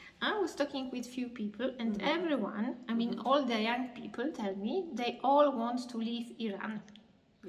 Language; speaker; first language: English; non-native, fluent; Polish